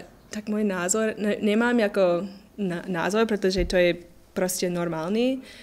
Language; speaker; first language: Czech; non-native, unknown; English